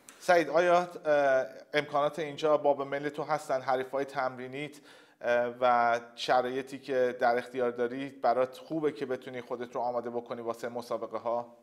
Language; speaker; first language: Persian; native; Persian